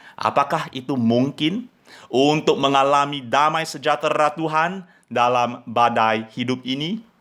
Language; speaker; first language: Indonesian; non-native, fluent; English